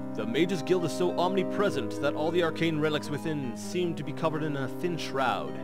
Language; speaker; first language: English; native; English